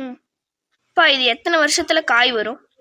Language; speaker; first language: Tamil; native; Tamil